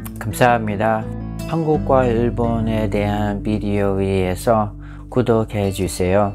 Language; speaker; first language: Korean; non-native, learner; English